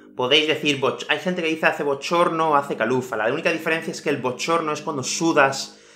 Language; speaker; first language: Spanish; native; Spanish